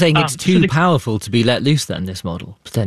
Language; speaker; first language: English; native; English